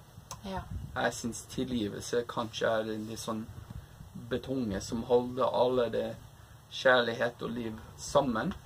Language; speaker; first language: Norwegian; non-native, fluent; English